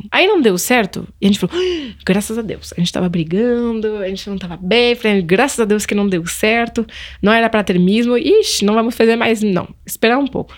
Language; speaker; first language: Portuguese; non-native, fluent; French